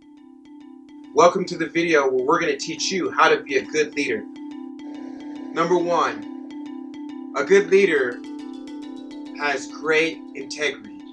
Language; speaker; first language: English; native; English